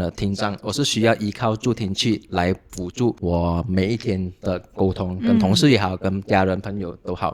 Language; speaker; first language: Chinese; non-native, local second language; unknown